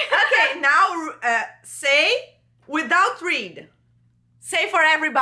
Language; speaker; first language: English; non-native, learner; Portuguese